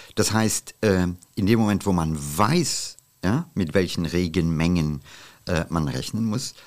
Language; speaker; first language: German; non-native, fluent; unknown